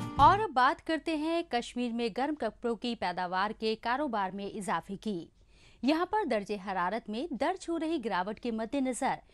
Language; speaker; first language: Hindi; non-native, local second language; Kashmiri